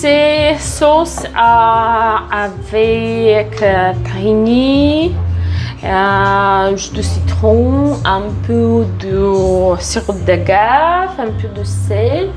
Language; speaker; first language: French; non-native, fluent; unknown